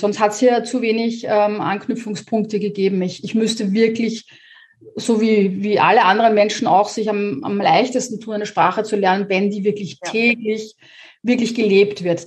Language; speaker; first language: German; native; German